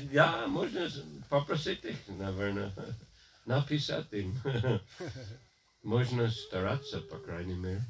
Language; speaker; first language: Russian; non-native, fluent; English